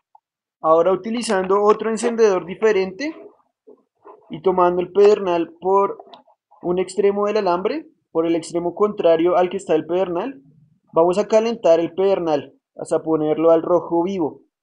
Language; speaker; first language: Spanish; native; Spanish